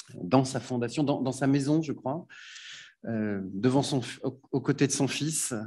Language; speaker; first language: French; native; French